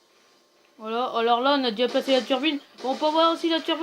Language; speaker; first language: French; native; French